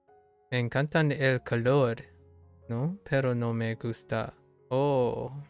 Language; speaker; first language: Spanish; non-native, learner; English